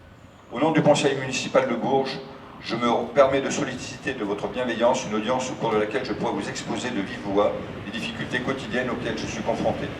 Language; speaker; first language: French; native; French